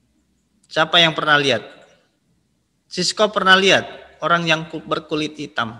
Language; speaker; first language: Indonesian; native; Indonesian